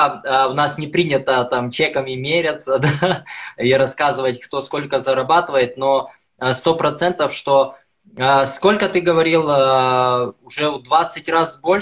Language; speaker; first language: Russian; native; Russian